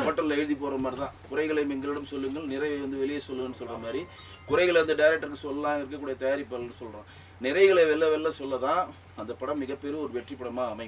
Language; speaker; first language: Tamil; native; Tamil